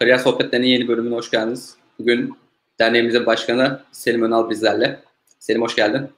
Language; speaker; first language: Turkish; native; Turkish